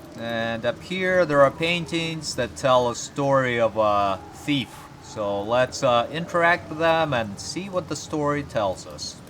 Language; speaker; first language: English; native; English